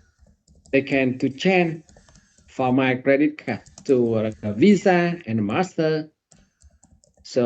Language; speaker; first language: English; non-native, learner; Vietnamese